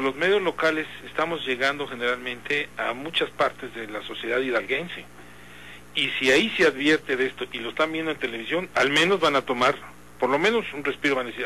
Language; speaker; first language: Spanish; native; Spanish